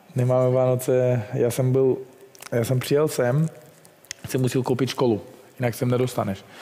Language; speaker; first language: Czech; non-native, fluent; Russian